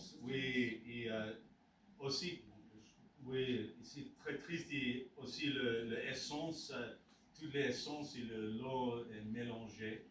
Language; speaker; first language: French; non-native, learner; English